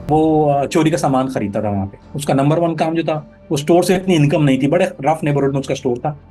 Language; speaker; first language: Urdu; native; Urdu